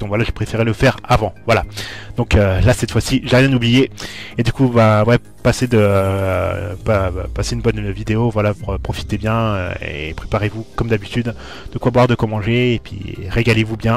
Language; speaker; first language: French; native; French